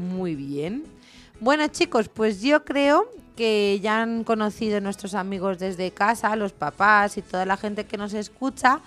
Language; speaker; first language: Spanish; native; Spanish